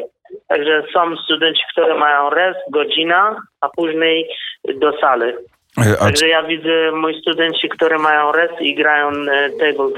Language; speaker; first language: Polish; non-native, learner; Kurdish